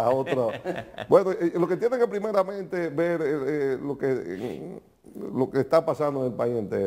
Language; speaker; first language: Spanish; native; Spanish